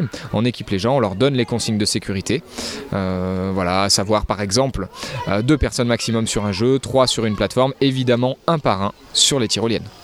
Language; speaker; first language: French; native; French